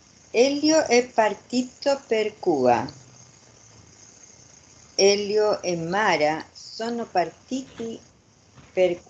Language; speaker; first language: Italian; non-native, learner; Spanish